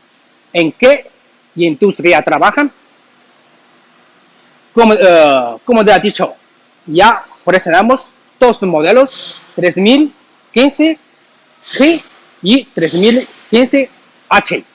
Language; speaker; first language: Spanish; non-native, learner; Chinese